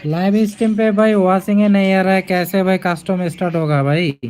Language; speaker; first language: Hindi; non-native, local second language; Bangla